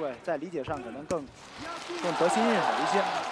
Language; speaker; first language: Chinese; native; Chinese